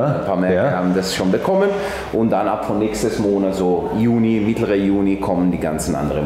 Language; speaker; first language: German; non-native, fluent; Italian